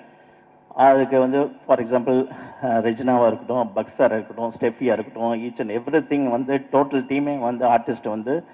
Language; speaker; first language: Tamil; native; Tamil